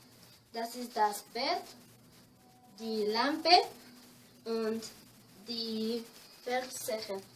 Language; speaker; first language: German; non-native, learner; Spanish